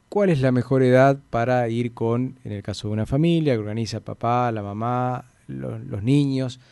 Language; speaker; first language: Spanish; native; Spanish